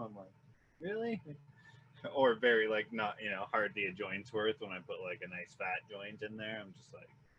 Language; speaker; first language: English; native; English